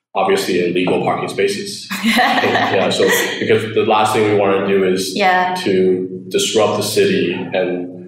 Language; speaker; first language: English; early bilingual, other home language; Chinese